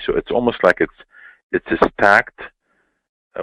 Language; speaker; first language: English; native; English